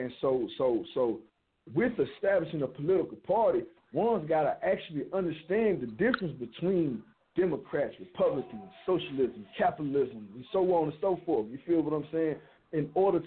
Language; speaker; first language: English; native; English